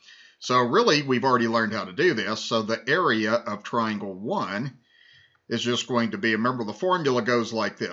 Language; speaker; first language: English; native; English